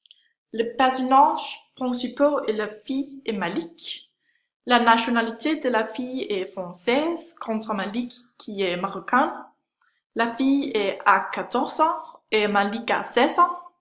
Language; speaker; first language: French; non-native, learner; Danish